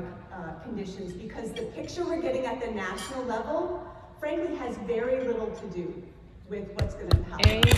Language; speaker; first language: English; native; English